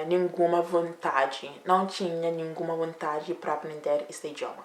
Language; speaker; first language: Portuguese; non-native, learner; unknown